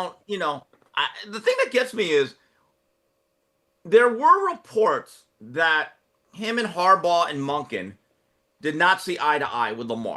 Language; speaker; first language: English; native; English